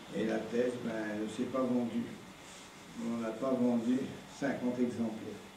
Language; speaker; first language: French; native; French